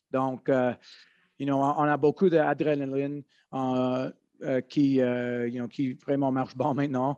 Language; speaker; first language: French; non-native, learner; English